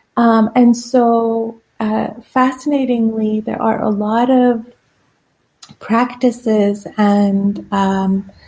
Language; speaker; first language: English; non-native, fluent; Persian